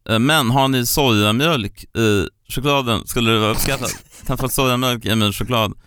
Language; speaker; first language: Swedish; native; Swedish